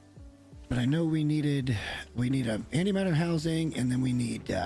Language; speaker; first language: English; native; English